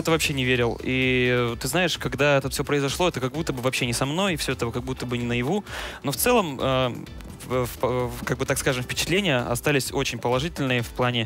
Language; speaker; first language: Russian; native; Russian